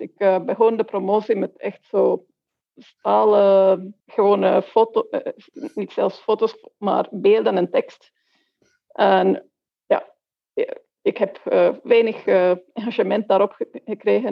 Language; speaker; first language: Dutch; non-native, fluent; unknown